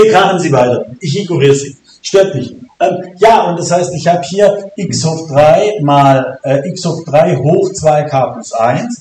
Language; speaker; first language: German; native; German